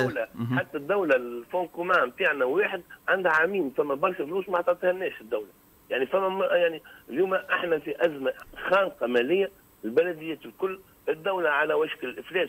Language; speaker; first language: Arabic; native; Arabic